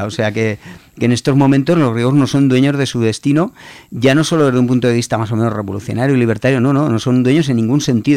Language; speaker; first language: Spanish; native; Spanish